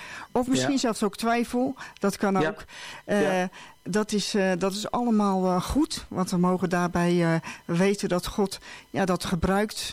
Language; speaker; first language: Dutch; native; Dutch